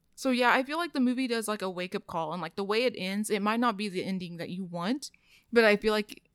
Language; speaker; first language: English; native; English